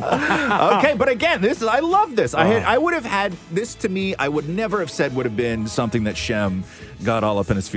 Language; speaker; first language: English; native; English